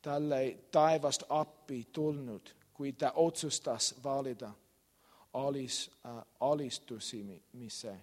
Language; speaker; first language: Estonian; non-native, learner; English